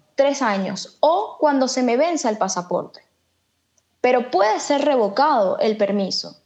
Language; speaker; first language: Spanish; native; Spanish